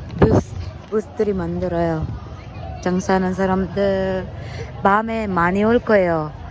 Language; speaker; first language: Korean; non-native, fluent; Filipino